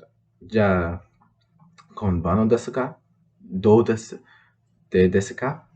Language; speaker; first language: Japanese; non-native, learner; English